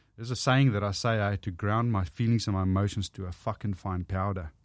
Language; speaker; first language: English; non-native, local second language; Afrikaans